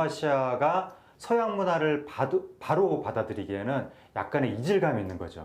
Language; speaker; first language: Korean; native; Korean